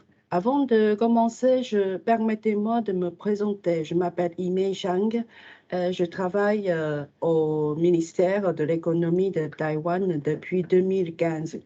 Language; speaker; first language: French; non-native, fluent; Chinese